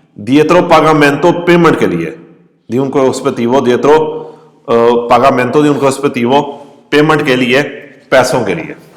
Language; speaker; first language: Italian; non-native, fluent; Urdu